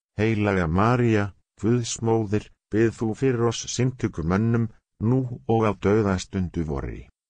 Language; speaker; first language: Icelandic; non-native, learner; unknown